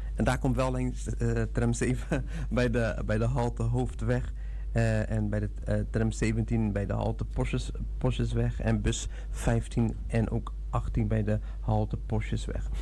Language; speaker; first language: Dutch; non-native, fluent; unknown